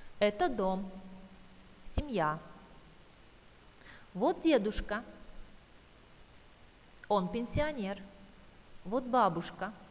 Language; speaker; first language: Russian; non-native, fluent; Turkish